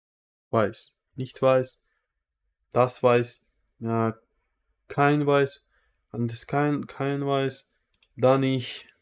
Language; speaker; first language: German; non-native, learner; Russian